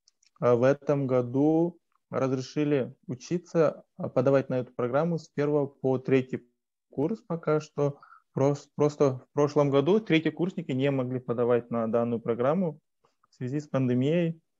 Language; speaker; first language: Russian; native; Russian